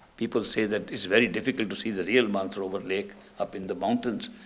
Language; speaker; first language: English; non-native, local second language; Punjabi